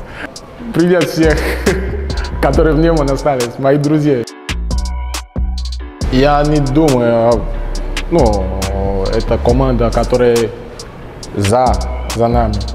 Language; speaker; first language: Russian; non-native, learner; French